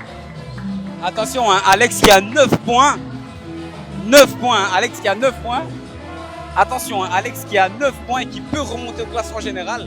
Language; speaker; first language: French; native; French